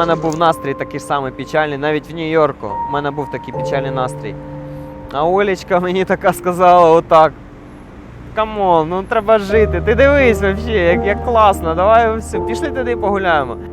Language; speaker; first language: Ukrainian; native; Ukrainian